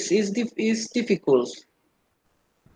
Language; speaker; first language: English; non-native, learner; Spanish